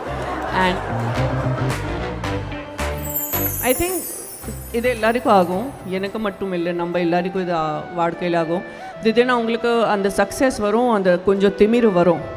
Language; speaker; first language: Tamil; non-native, local second language; Gujarati